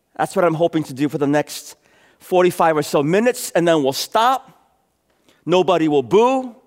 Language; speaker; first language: English; native; English